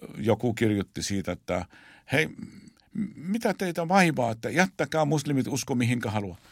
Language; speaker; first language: Finnish; non-native, fluent; Arabic